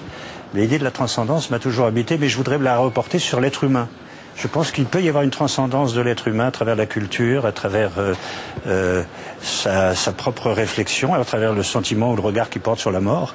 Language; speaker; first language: French; native; French